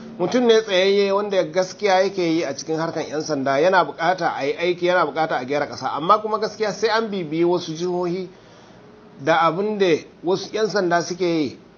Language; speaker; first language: Hausa; non-native, local second language; Fula